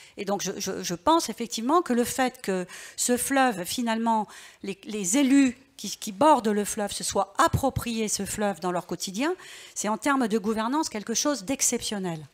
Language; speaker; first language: French; native; French